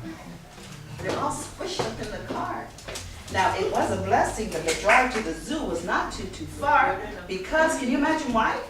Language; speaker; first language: English; early bilingual, other home language; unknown